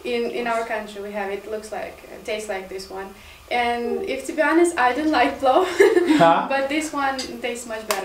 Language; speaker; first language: English; non-native, fluent; Ukrainian